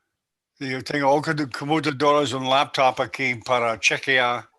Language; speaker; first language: Spanish; non-native, learner; English